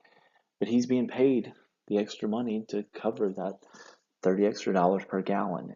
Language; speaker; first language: English; native; English